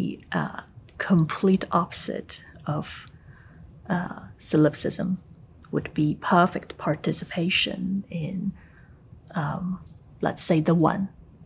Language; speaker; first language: English; non-native, fluent; Chinese